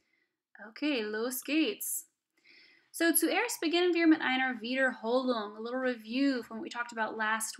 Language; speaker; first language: German; non-native, fluent; English